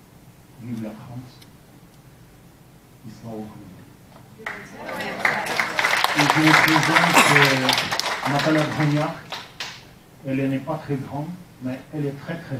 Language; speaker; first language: French; non-native, learner; Ukrainian